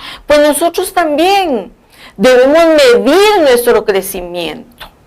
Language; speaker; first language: Spanish; native; Spanish